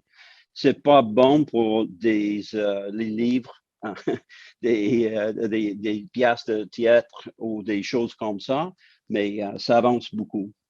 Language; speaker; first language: French; non-native, local second language; English